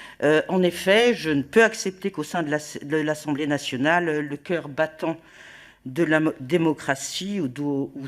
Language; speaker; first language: French; native; French